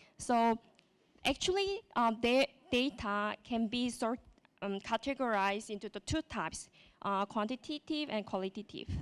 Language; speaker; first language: English; non-native, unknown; Korean